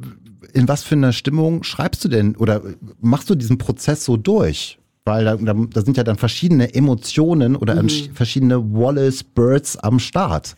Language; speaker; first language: German; native; German